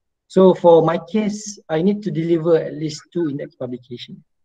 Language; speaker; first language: English; non-native, local second language; Malay